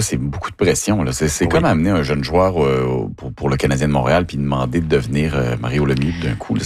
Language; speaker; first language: French; native; French